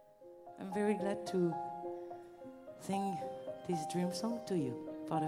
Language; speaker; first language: English; non-native, fluent; French